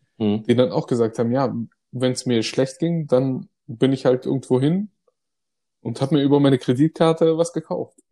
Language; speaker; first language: German; early bilingual, other home language; Greek